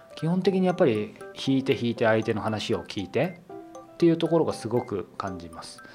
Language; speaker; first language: Japanese; native; Japanese